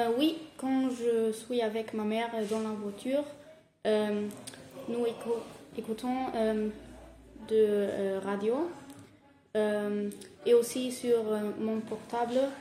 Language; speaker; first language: French; non-native, learner; German